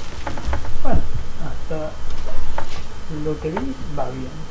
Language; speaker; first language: Spanish; native; Spanish